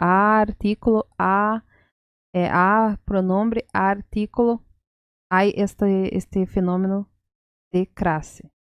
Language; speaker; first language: Spanish; non-native, fluent; Portuguese